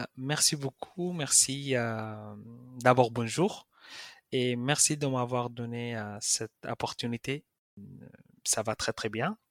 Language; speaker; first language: French; non-native, fluent; Arabic